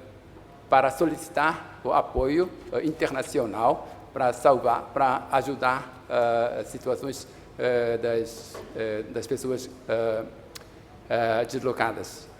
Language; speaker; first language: Portuguese; non-native, fluent; Japanese